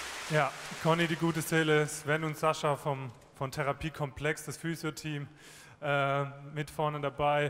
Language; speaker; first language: German; native; German